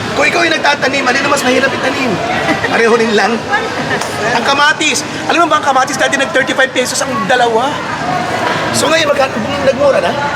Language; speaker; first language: Filipino; native; Filipino